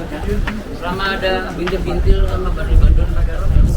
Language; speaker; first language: Indonesian; native; Indonesian